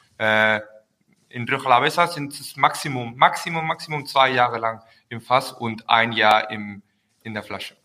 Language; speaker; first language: German; early bilingual, heritage; Spanish